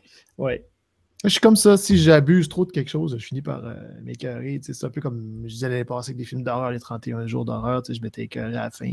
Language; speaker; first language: French; native; French